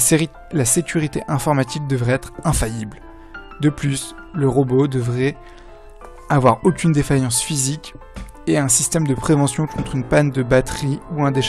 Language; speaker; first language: French; native; French